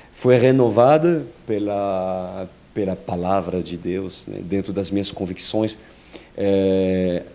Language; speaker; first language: Portuguese; non-native, fluent; French